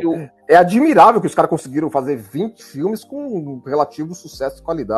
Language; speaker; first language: Portuguese; native; Portuguese